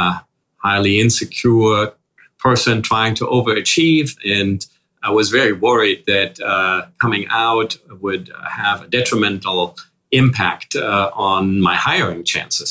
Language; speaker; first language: English; non-native, fluent; German